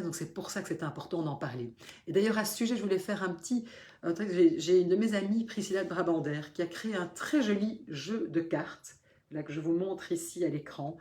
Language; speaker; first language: French; native; French